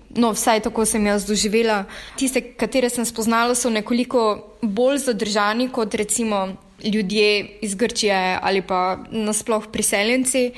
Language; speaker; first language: Slovenian; native; Slovenian